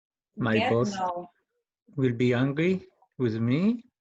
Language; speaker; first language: English; non-native, learner; Spanish